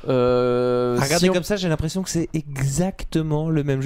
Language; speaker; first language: French; native; French